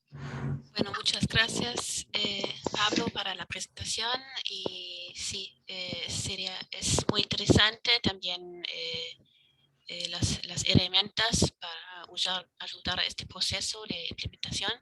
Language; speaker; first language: Spanish; non-native, fluent; German